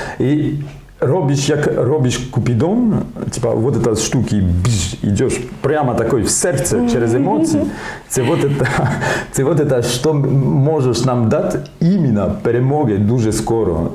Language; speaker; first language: Ukrainian; non-native, learner; French